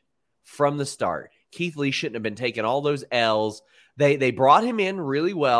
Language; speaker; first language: English; native; English